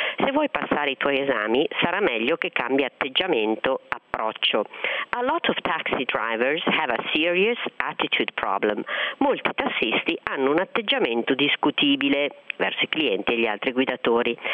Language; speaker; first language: Italian; native; Italian